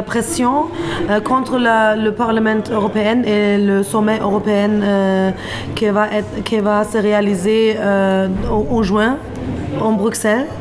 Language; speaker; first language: French; non-native, fluent; Turkish